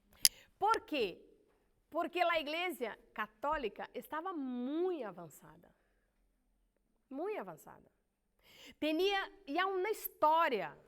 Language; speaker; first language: Spanish; non-native, learner; Portuguese